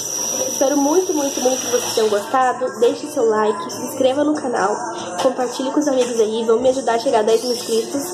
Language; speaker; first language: Portuguese; native; Portuguese